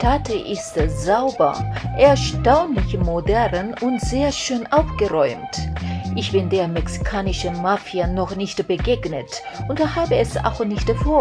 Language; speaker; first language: German; non-native, fluent; Korean